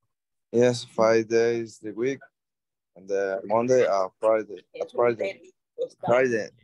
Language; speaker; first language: English; non-native, learner; Spanish